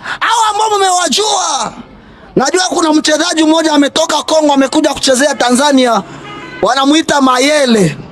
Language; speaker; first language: Swahili; native; Swahili